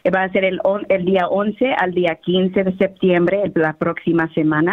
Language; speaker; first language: Spanish; early bilingual, heritage; Spanish